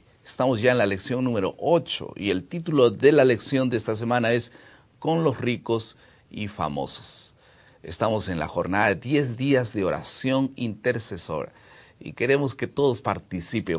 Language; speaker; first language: Spanish; non-native, fluent; Portuguese